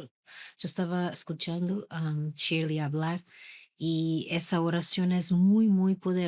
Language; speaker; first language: Spanish; non-native, learner; Portuguese